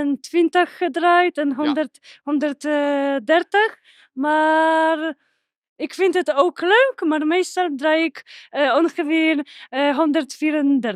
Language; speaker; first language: Dutch; non-native, learner; Polish